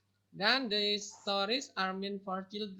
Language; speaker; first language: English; non-native, learner; Indonesian